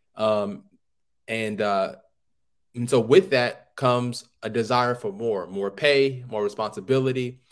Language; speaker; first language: English; native; English